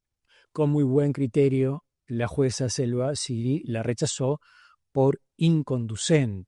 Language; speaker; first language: Spanish; native; Spanish